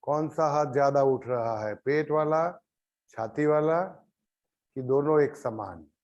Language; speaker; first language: Hindi; non-native, local second language; Gujarati